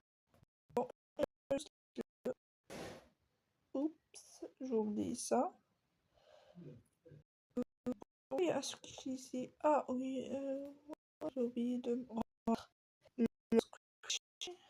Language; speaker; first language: French; native; French